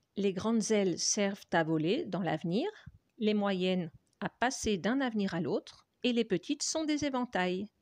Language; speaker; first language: French; native; French